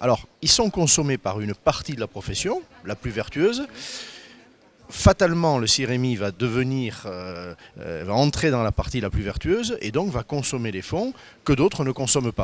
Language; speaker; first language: French; native; French